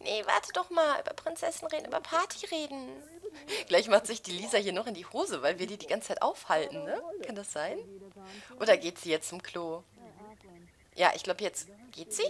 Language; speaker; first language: German; native; German